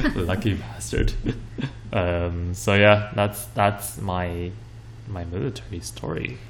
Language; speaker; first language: English; non-native, fluent; Chinese